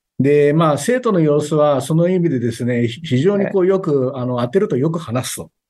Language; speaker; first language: Japanese; native; Japanese